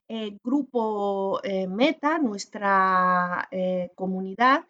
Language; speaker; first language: Spanish; native; Spanish